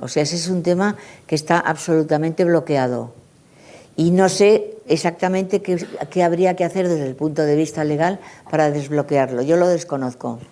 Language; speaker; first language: Spanish; native; Spanish